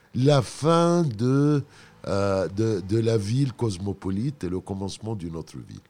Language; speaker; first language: French; non-native, fluent; Arabic